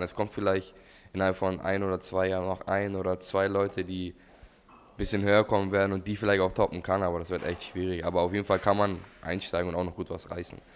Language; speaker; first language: German; native; German